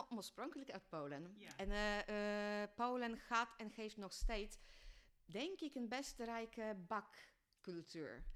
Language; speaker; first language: Dutch; non-native, fluent; Polish